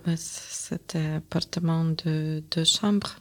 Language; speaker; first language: French; non-native, learner; Ukrainian